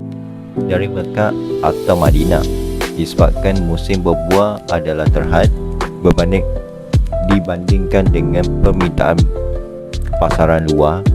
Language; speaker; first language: Malay; native; Malay